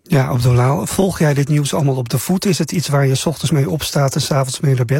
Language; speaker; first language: Dutch; native; Dutch